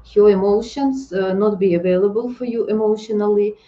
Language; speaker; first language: English; non-native, fluent; Ukrainian